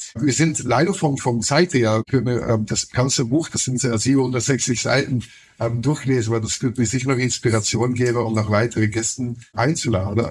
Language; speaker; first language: German; non-native, fluent; Dutch